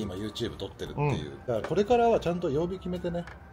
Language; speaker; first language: Japanese; native; Japanese